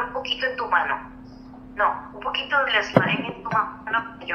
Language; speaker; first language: Spanish; native; Spanish